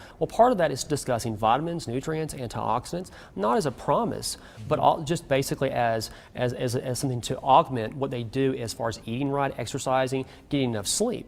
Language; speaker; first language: English; native; English